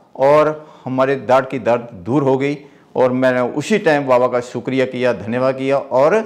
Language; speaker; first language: Hindi; native; Hindi